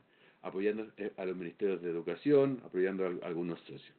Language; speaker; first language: Spanish; native; Spanish